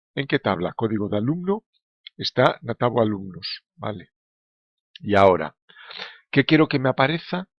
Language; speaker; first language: Spanish; native; Spanish